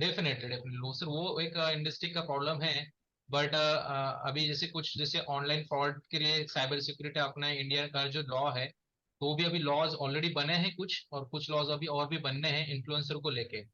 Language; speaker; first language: Hindi; non-native, local second language; Marathi